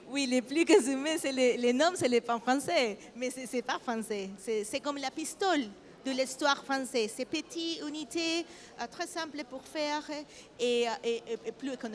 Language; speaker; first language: French; non-native, learner; Spanish